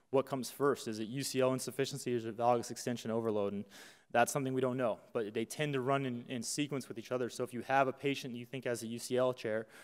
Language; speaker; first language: English; native; English